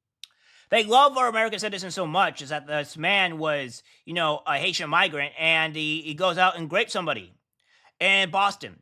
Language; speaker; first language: English; native; English